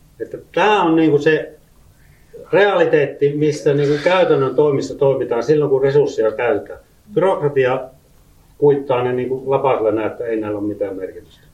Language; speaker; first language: Finnish; native; Finnish